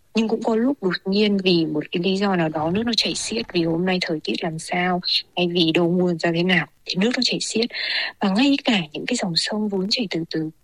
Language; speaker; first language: Vietnamese; native; Vietnamese